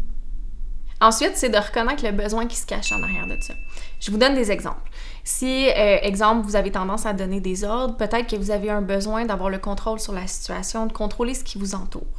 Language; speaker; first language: French; native; French